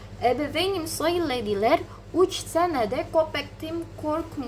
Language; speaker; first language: Turkish; non-native, learner; Indonesian